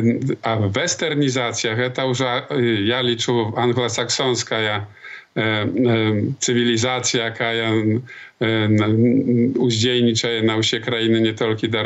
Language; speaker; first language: Polish; non-native, local second language; Belarusian